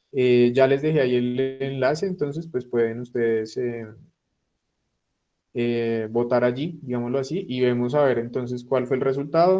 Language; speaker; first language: Spanish; native; Spanish